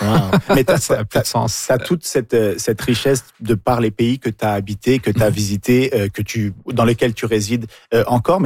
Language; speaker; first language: French; native; French